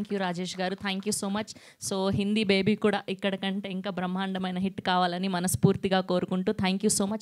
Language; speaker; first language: Telugu; native; Telugu